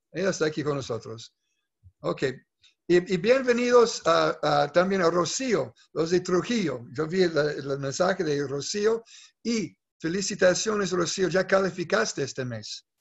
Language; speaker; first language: Spanish; non-native, fluent; English